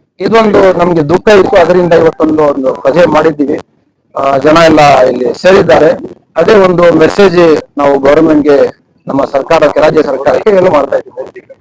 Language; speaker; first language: Kannada; non-native, local second language; Urdu